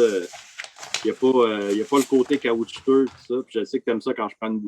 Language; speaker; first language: French; native; French